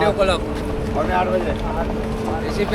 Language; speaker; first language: Hindi; native; Hindi